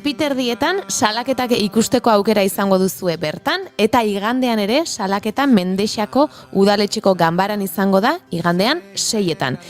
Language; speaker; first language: Basque; native; Basque